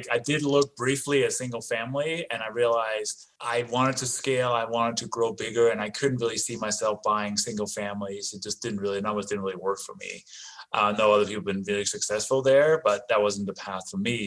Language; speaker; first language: English; non-native, fluent; Danish